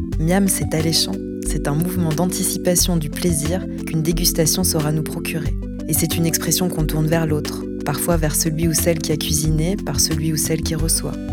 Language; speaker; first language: French; native; French